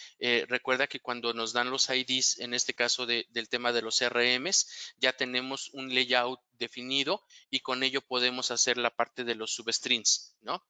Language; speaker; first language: Spanish; native; Spanish